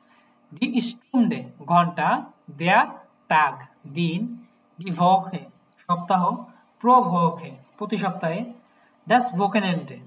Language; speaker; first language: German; non-native, fluent; Bangla